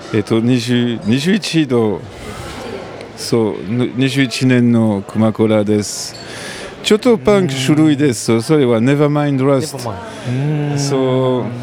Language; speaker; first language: Japanese; non-native, learner; French